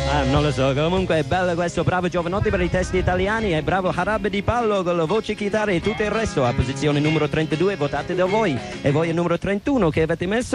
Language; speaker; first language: Italian; non-native, fluent; English